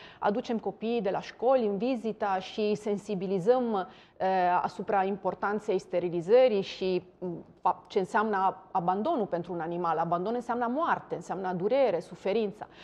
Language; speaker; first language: Romanian; non-native, fluent; Italian